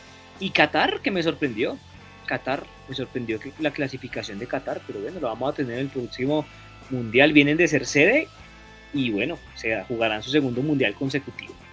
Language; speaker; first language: Spanish; native; Spanish